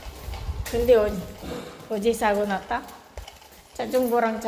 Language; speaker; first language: Korean; non-native, local second language; Filipino